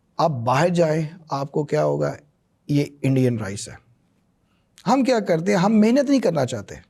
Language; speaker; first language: Urdu; non-native, local second language; Punjabi